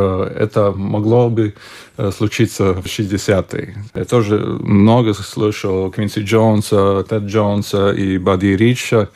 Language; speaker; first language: Russian; non-native, local second language; Latvian